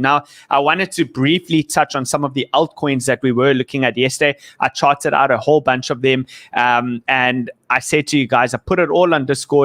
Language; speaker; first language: English; native; English